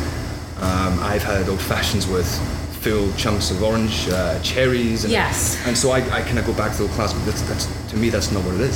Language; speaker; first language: English; native; English